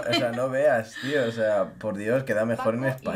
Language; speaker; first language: Spanish; native; Spanish